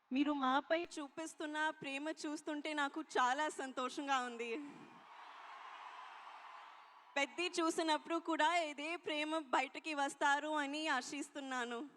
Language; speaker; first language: Telugu; non-native, learner; Hindi